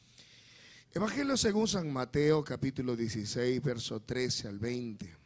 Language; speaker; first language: Spanish; native; Spanish